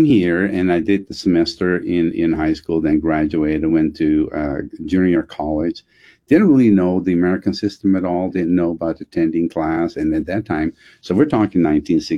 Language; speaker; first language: English; non-native, fluent; Dutch